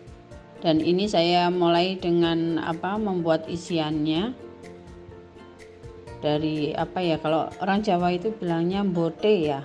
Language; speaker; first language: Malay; non-native, local second language; Javanese